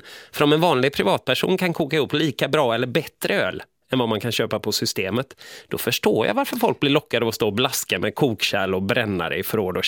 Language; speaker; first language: Swedish; native; Swedish